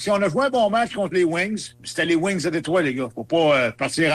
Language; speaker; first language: French; native; French